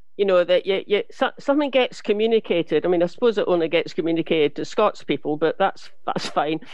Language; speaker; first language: English; native; English